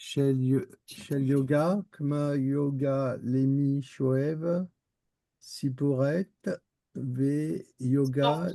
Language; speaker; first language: Hebrew; non-native, learner; French